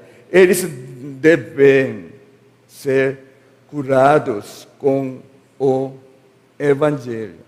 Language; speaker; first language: Portuguese; non-native, learner; Korean